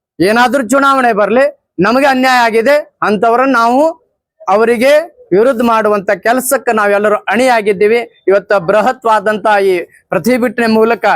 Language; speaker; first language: Kannada; non-native, local second language; Lambadi